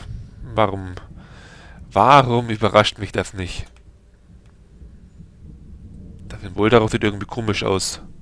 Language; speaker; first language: German; native; German